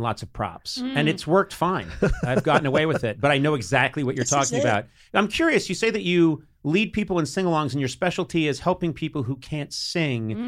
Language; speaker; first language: English; native; English